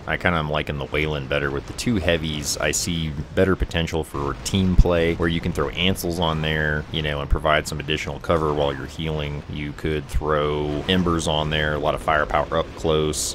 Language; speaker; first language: English; native; English